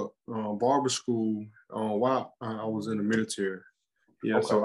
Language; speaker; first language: English; native; English